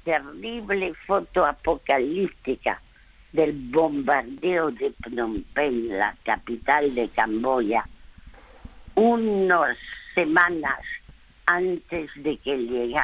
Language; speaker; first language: Spanish; early bilingual, other home language; French